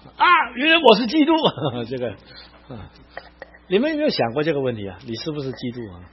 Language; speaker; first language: Chinese; non-native, local second language; Cantonese